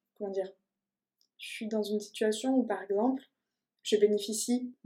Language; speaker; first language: French; native; French